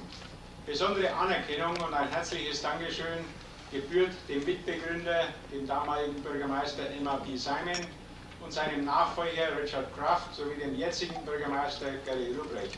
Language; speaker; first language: German; native; German